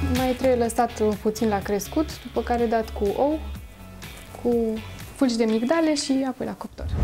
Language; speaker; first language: Romanian; early bilingual, heritage; Romanian